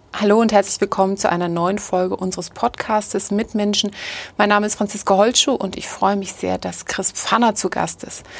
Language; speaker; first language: German; native; German